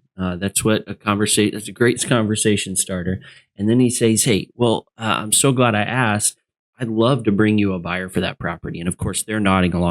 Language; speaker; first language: English; native; English